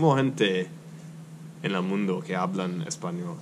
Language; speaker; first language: Spanish; non-native, learner; English